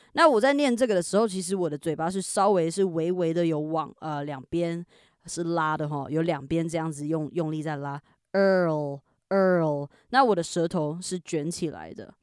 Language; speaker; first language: Chinese; native; Chinese